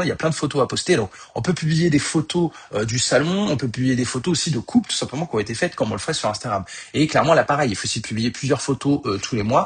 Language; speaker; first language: French; native; French